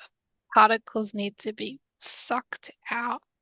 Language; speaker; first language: English; native; English